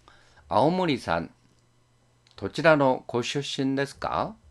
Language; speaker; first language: Japanese; non-native, fluent; Korean